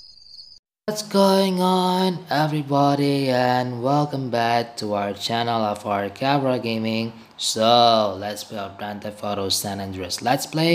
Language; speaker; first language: English; non-native, learner; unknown